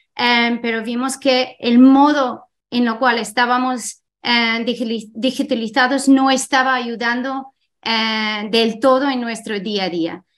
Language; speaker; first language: Spanish; non-native, fluent; English